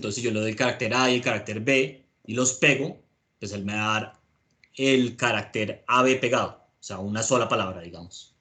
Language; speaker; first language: Spanish; native; Spanish